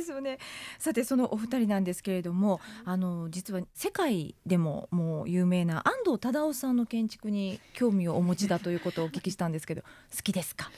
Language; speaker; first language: Japanese; native; Japanese